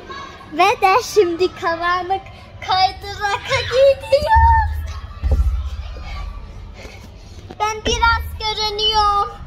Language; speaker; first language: Turkish; early bilingual, heritage; Turkish